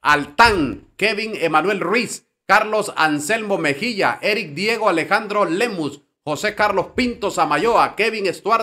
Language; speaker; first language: Spanish; native; Spanish